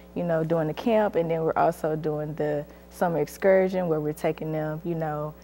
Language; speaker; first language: English; native; English